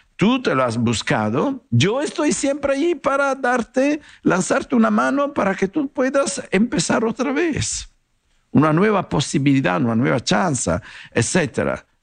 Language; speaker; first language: Spanish; non-native, fluent; Italian